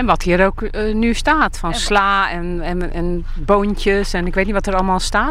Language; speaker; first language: Dutch; native; Dutch